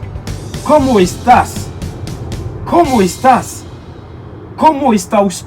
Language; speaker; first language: Spanish; non-native, fluent; Haitian Creole